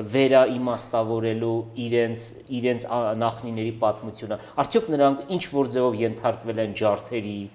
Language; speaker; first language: Armenian; native; Armenian